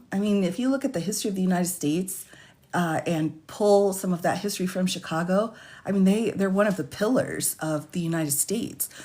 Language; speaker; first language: English; native; English